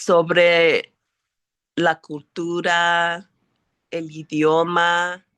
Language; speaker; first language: Spanish; early bilingual, heritage; English